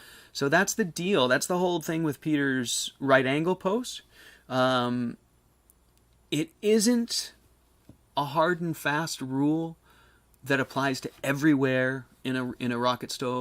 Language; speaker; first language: English; native; English